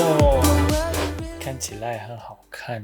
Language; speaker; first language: Chinese; non-native, learner; English